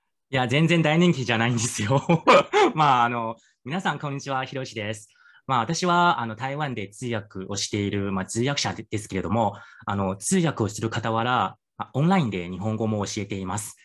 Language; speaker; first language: Japanese; non-native, fluent; Chinese